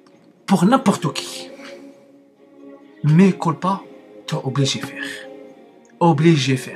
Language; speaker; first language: French; non-native, learner; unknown